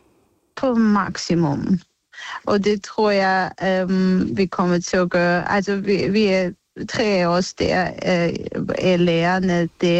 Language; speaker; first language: Danish; non-native, fluent; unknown